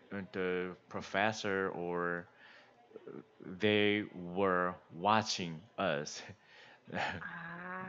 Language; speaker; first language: English; non-native, learner; Korean